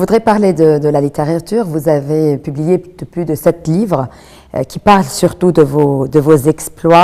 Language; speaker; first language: French; non-native, local second language; Arabic